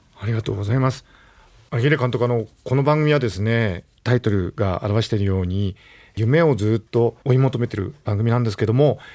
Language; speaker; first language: Japanese; native; Japanese